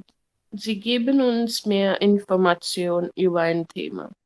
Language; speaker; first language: German; non-native, learner; Hindi